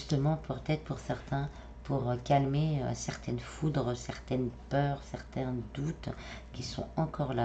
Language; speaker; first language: French; native; French